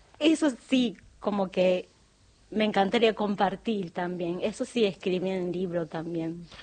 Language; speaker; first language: Spanish; non-native, learner; Japanese